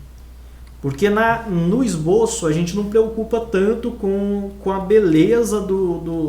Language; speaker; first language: Portuguese; native; Portuguese